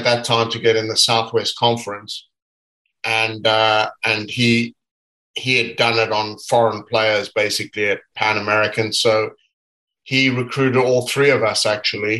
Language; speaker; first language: English; native; English